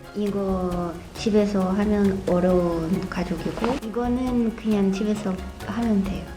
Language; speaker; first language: Korean; non-native, fluent; Russian